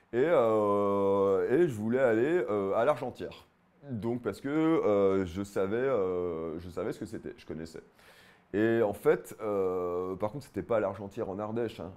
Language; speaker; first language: French; native; French